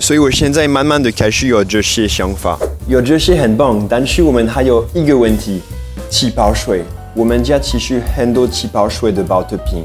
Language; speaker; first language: Chinese; non-native, fluent; French